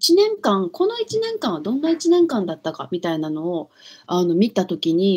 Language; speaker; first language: Japanese; native; Japanese